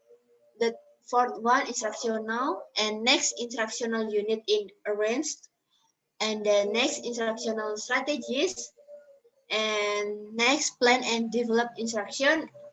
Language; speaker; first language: English; non-native, learner; Indonesian